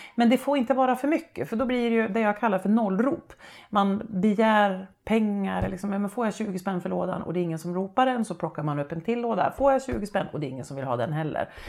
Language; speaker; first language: Swedish; native; Swedish